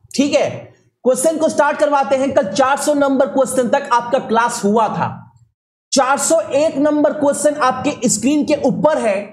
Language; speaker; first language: Hindi; native; Hindi